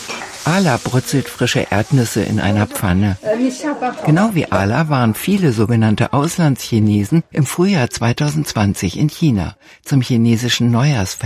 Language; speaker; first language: German; native; German